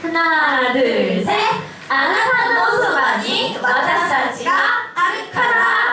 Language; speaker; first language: Japanese; non-native, learner; Korean